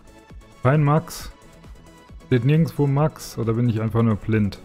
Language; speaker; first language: German; native; German